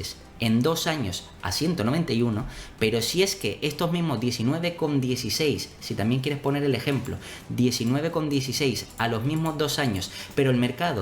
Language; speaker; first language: Spanish; native; Spanish